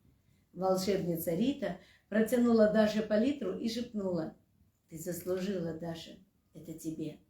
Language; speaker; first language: Russian; native; Russian